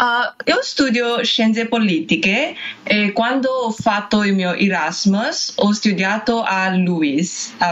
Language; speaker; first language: Italian; non-native, learner; English